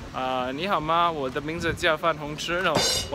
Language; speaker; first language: Chinese; non-native, learner; Filipino